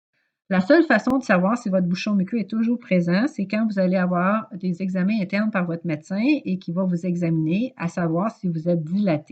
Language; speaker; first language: French; native; French